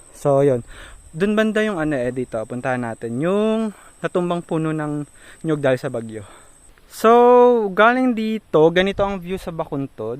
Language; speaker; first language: Filipino; non-native, local second language; Bikol